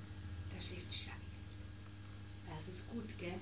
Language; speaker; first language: German; native; German